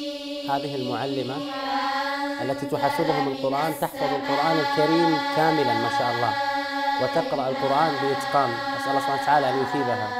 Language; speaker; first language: Arabic; native; Arabic